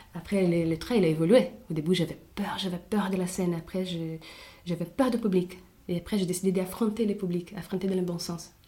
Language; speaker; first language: French; non-native, fluent; Portuguese